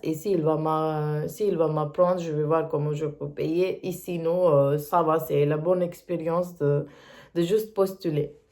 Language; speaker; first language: French; non-native, learner; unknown